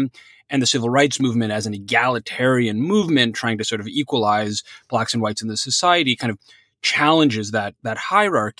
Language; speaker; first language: English; native; English